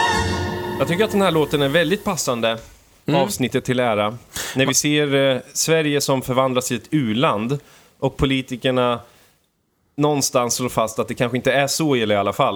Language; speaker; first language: Swedish; native; Swedish